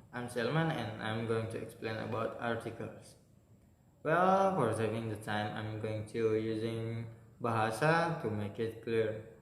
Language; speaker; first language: English; non-native, learner; Indonesian